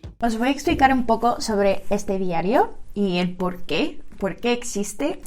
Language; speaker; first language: Spanish; non-native, fluent; English